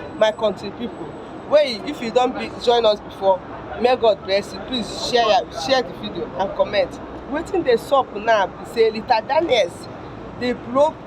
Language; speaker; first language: Nigerian Pidgin; non-native, local second language; Igbo